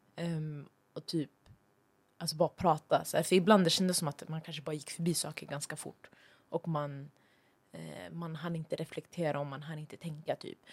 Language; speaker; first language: Swedish; early bilingual, other home language; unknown